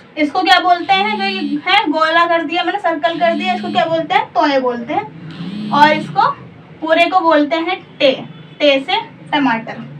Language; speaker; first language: Hindi; native; Hindi